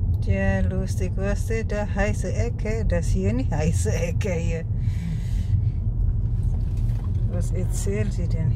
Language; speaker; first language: German; non-native, learner; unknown